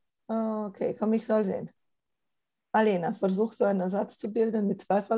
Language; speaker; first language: German; non-native, fluent; Romanian